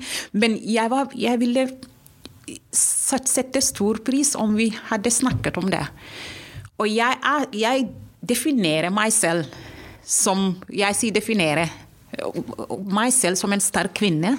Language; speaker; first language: Norwegian; non-native, fluent; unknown